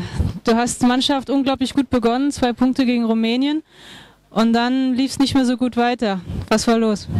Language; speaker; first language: German; native; German